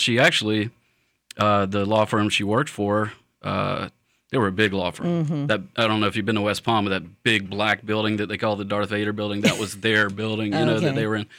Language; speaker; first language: English; native; English